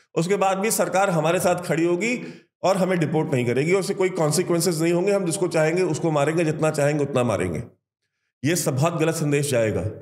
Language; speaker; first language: Hindi; native; Hindi